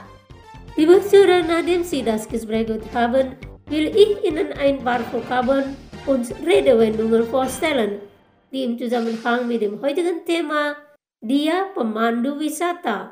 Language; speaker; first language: German; non-native, fluent; Indonesian